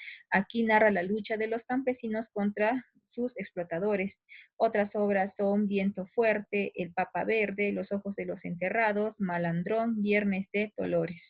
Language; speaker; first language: Spanish; native; Spanish